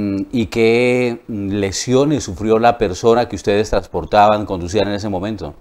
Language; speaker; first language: Spanish; native; Spanish